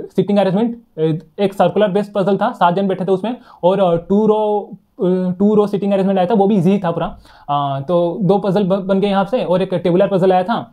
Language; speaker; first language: Hindi; non-native, local second language; Odia